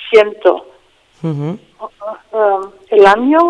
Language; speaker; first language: Spanish; non-native, fluent; English